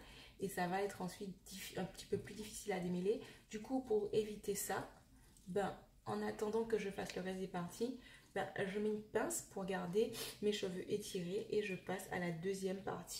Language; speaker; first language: French; native; French